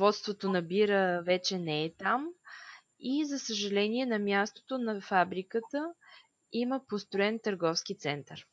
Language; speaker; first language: Bulgarian; native; Bulgarian